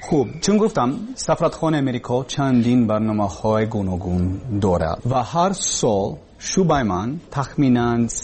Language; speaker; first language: Persian; non-native, learner; English